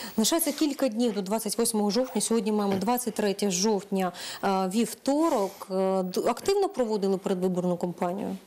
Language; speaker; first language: Ukrainian; native; Ukrainian